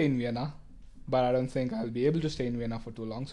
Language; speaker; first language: English; non-native, local second language; Tamil